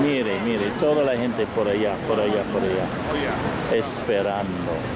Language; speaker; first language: Spanish; non-native, fluent; English